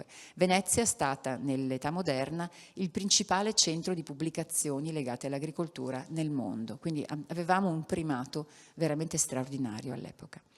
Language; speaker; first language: Italian; native; Italian